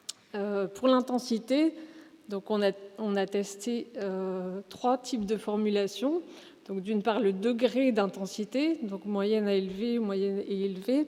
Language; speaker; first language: French; native; French